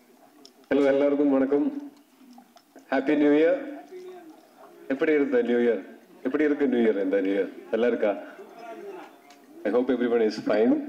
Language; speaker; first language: Tamil; non-native, learner; Malayalam